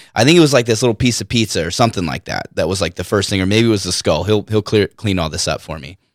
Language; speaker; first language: English; native; English